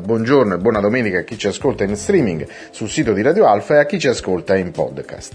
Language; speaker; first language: Italian; native; Italian